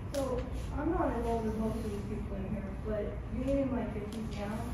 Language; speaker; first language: English; native; English